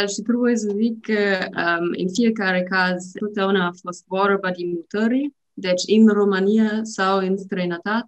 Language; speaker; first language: Romanian; non-native, learner; German